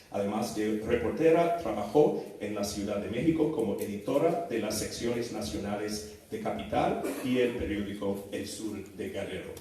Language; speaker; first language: Spanish; non-native, fluent; English